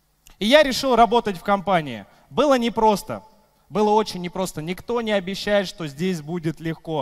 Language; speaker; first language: Russian; native; Russian